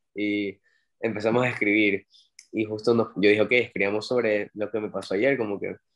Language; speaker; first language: Spanish; native; Spanish